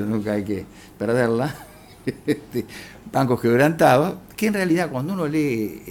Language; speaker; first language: Spanish; native; Spanish